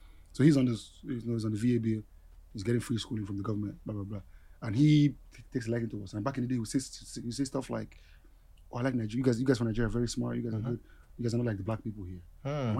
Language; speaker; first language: English; non-native, local second language; Yoruba